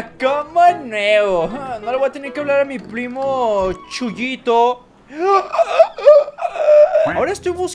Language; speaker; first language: Spanish; native; Spanish